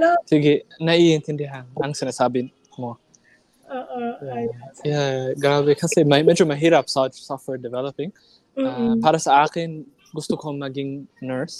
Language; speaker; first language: Filipino; non-native, learner; English